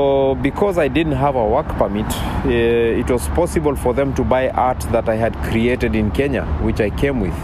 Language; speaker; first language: English; non-native, local second language; Masai